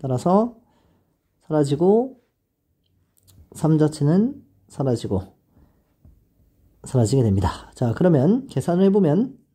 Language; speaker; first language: Korean; native; Korean